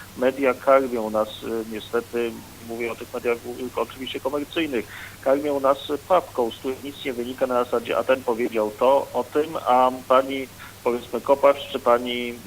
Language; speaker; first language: Polish; native; Polish